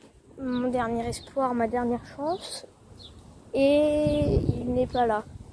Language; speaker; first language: French; native; French